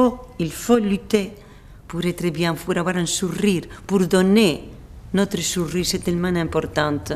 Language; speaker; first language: French; non-native, fluent; Spanish